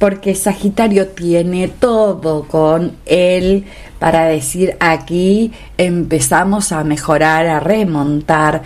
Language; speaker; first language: Spanish; native; Spanish